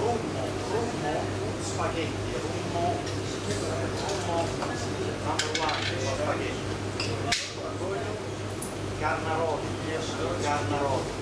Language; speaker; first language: Italian; native; Italian